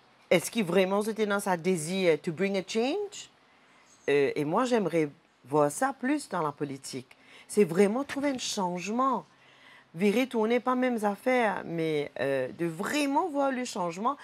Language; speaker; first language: French; non-native, local second language; Morisyen